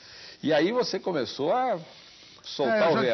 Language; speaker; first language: Portuguese; native; Portuguese